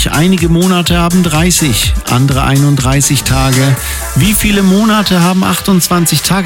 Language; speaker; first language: German; native; German